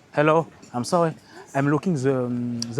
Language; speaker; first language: English; non-native, learner; French